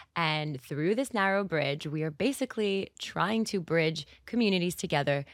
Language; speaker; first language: English; native; English